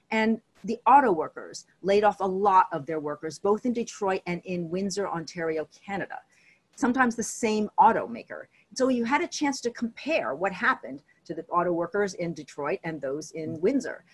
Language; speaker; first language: English; native; English